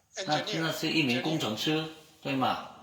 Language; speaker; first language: Chinese; non-native, learner; Vietnamese